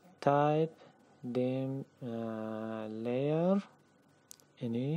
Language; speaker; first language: Indonesian; non-native, learner; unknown